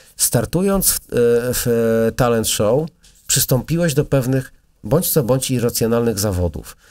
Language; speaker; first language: Polish; native; Polish